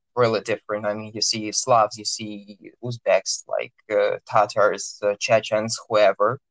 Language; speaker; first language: English; non-native, fluent; Russian